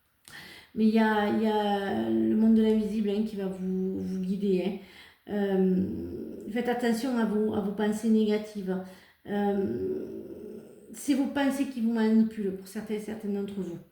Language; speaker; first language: French; native; French